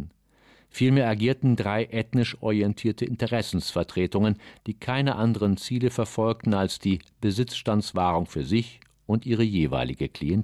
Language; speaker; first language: German; native; German